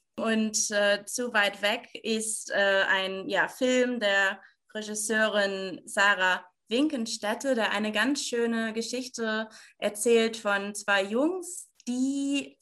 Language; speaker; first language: German; native; German